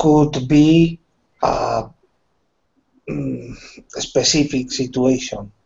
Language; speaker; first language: English; non-native, learner; Spanish